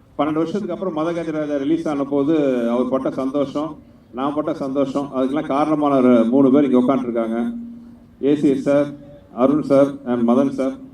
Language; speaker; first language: Tamil; native; Tamil